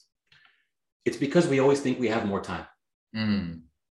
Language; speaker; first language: English; non-native, fluent; Greek